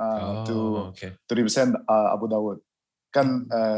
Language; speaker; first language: English; non-native, local second language; Hakka Chinese